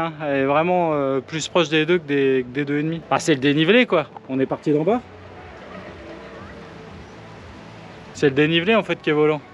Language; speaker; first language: French; native; French